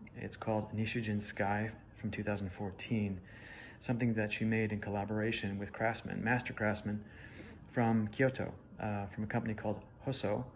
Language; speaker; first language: English; native; English